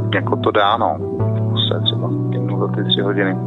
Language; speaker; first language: Czech; native; Czech